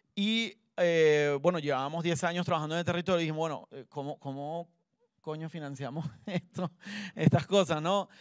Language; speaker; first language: Spanish; native; Spanish